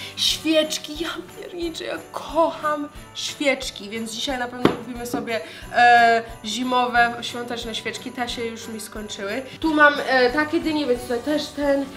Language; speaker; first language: Polish; early bilingual, heritage; Polish